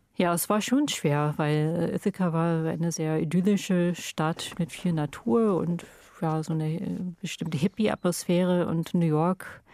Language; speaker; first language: German; non-native, fluent; English